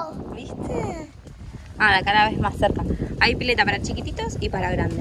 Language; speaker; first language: Spanish; native; Spanish